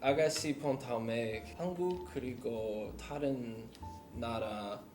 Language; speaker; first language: Korean; non-native, learner; English